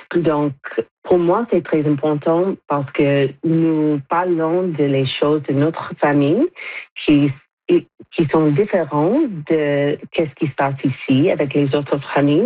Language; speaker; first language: French; non-native, local second language; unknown